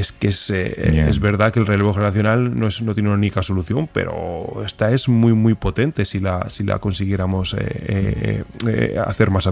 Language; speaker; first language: Spanish; native; Spanish